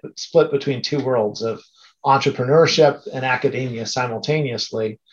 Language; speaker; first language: English; native; English